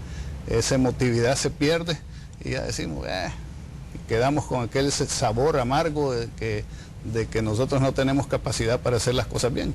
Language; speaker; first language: Spanish; native; Spanish